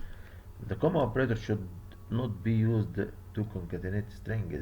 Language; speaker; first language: English; non-native, fluent; Arabic